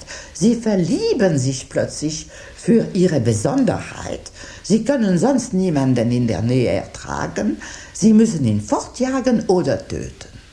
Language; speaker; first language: German; non-native, fluent; French